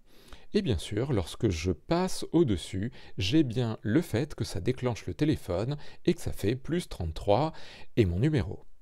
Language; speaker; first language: French; native; French